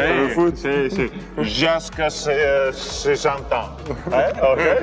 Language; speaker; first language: French; non-native, learner; Italian